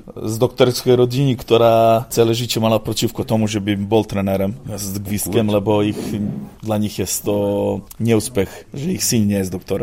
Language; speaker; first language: Polish; non-native, fluent; Serbian